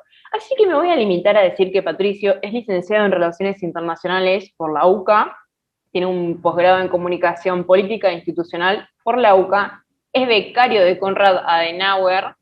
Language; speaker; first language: Spanish; native; Spanish